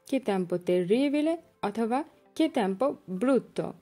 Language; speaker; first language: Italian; non-native, learner; Bangla